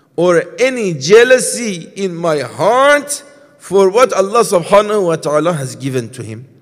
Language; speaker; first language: English; non-native, fluent; Persian